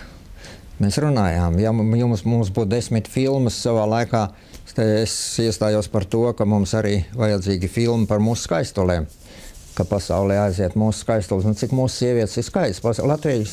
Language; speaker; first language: Latvian; native; Latvian